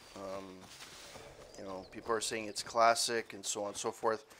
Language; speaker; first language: English; native; English